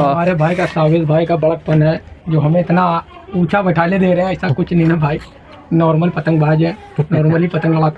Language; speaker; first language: Hindi; native; Hindi